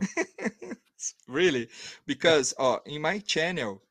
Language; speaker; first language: English; non-native, learner; Portuguese